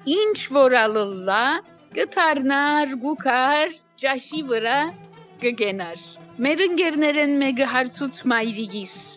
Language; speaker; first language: Armenian; native; Armenian